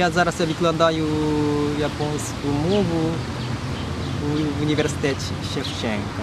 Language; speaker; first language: Ukrainian; non-native, fluent; Japanese